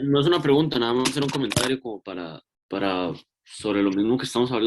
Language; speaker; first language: Spanish; native; Spanish